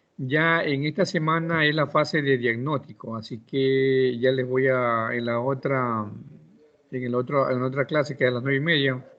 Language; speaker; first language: Spanish; native; Spanish